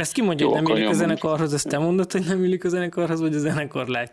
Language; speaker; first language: Hungarian; native; Hungarian